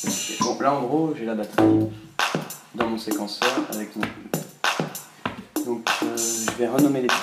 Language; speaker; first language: French; native; French